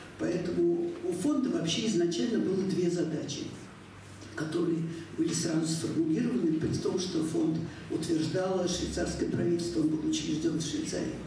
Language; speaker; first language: Russian; native; Russian